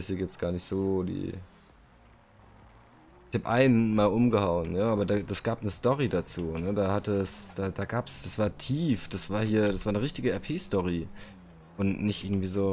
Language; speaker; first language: German; native; German